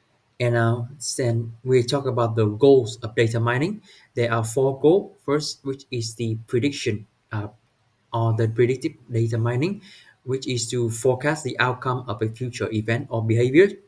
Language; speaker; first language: English; non-native, learner; Vietnamese